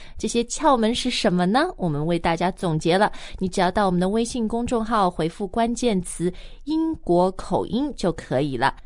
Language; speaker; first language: Chinese; native; Chinese